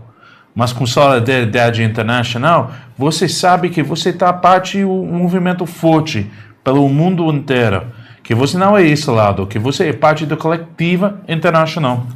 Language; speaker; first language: Portuguese; non-native, learner; English